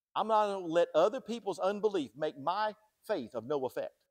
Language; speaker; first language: English; native; English